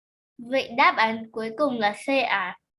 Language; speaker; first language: Vietnamese; native; Vietnamese